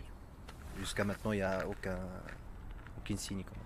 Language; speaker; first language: French; non-native, local second language; Arabic